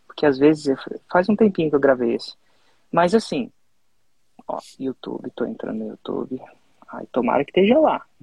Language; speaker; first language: Portuguese; native; Portuguese